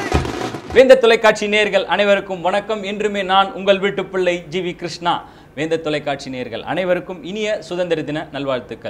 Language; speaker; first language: Tamil; native; Tamil